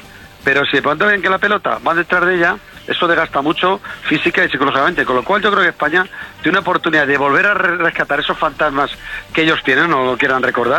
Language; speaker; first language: Spanish; native; Spanish